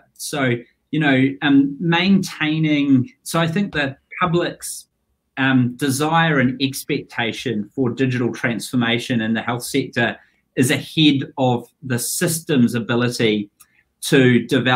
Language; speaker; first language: English; native; English